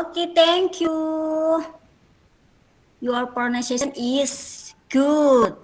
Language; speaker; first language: English; non-native, fluent; Indonesian